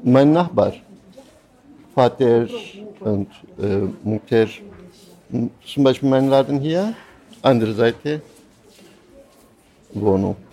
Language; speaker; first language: German; non-native, learner; Turkish